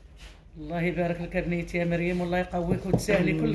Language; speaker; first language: Arabic; native; Arabic